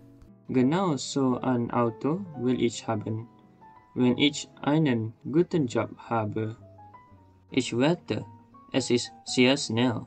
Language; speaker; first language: German; non-native, learner; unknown